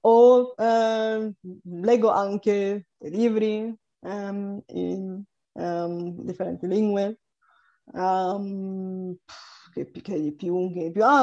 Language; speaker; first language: Italian; non-native, fluent; Bulgarian